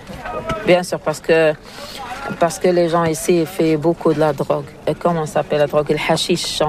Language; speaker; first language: French; non-native, learner; Arabic